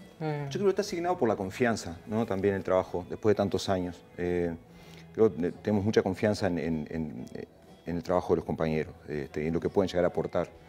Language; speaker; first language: Spanish; native; Spanish